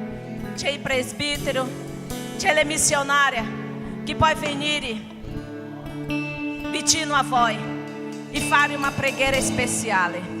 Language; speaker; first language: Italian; non-native, learner; Portuguese